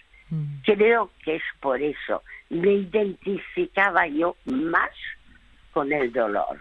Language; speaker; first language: Spanish; early bilingual, other home language; French